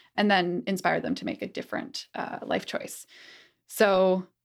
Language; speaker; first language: English; native; English